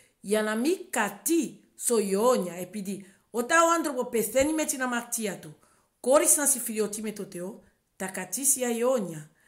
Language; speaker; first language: Greek; non-native, learner; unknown